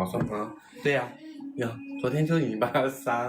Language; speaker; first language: Chinese; native; Chinese